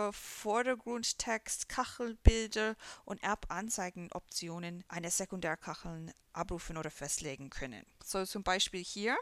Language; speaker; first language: German; non-native, fluent; English